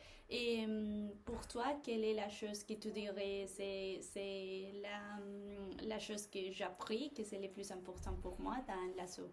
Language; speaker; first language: French; non-native, learner; Spanish